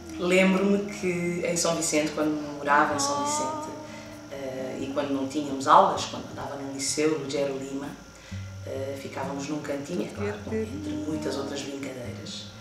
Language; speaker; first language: Portuguese; non-native, local second language; Kabuverdianu